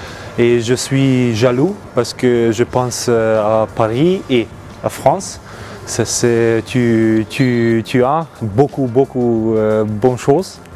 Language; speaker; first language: French; non-native, learner; Hungarian